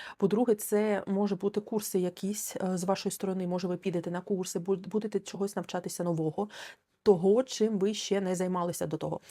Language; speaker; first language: Ukrainian; non-native, local second language; Russian